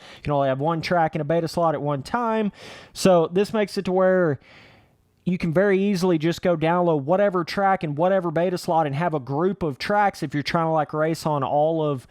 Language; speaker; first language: English; native; English